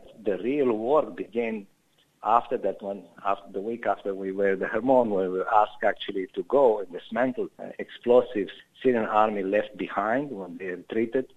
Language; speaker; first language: English; non-native, fluent; Romanian